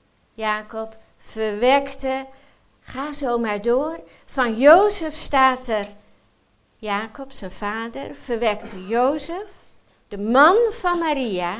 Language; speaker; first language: Dutch; native; Dutch